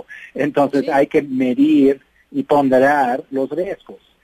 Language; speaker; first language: Spanish; non-native, fluent; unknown